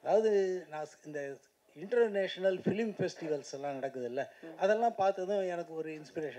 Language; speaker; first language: Tamil; native; Tamil